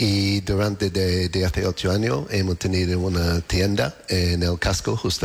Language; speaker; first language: Spanish; non-native, learner; English